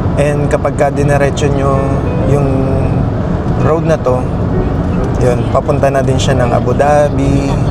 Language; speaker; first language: Filipino; native; Filipino